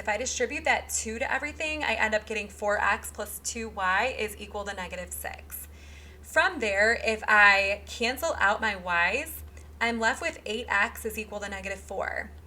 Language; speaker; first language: English; native; English